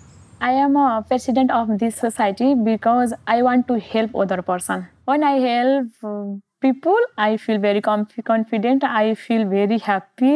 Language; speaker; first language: English; non-native, learner; Nepali